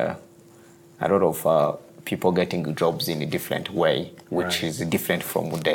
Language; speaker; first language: English; non-native, local second language; Kinyarwanda